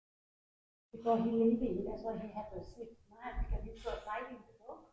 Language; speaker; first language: English; non-native, learner; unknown